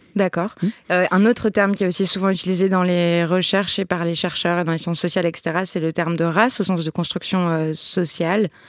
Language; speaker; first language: French; native; French